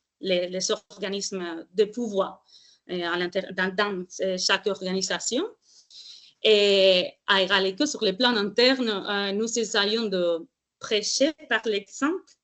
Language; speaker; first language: French; non-native, fluent; Spanish